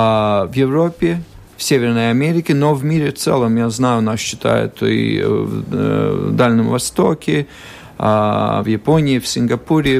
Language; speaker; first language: Russian; non-native, local second language; Latvian